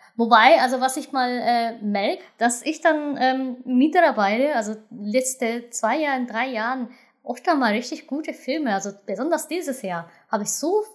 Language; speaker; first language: German; non-native, learner; Japanese